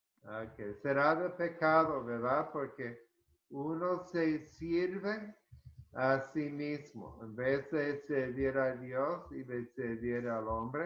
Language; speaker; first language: Spanish; early bilingual, heritage; Spanish